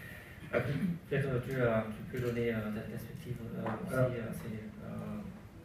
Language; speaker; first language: French; non-native, learner; German